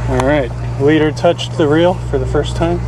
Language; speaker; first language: English; native; English